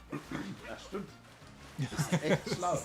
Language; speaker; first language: German; native; German